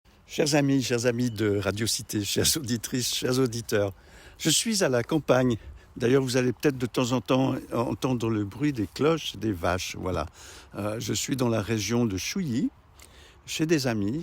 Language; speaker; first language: French; native; French